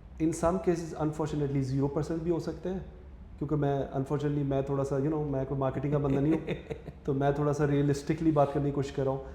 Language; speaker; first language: Urdu; native; Urdu